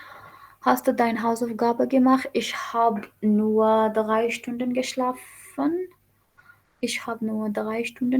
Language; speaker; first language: German; non-native, fluent; Urdu